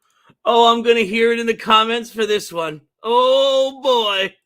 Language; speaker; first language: English; native; English